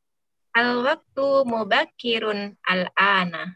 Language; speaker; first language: Arabic; non-native, learner; Indonesian